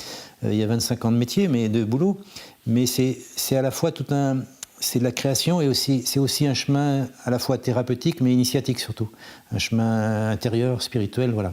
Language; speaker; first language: French; native; French